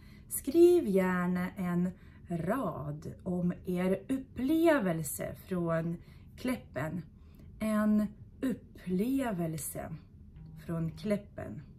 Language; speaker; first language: Swedish; non-native, fluent; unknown